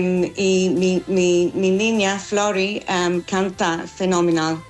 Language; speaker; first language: Spanish; non-native, fluent; English